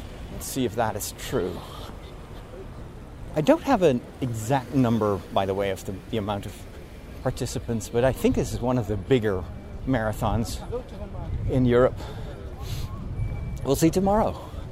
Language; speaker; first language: English; non-native, fluent; Dutch